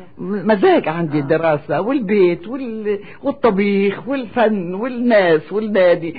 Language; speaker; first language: Arabic; native; Arabic